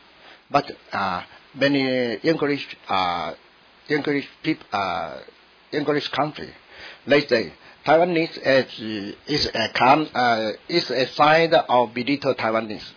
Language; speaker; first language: English; non-native, learner; Min Nan Chinese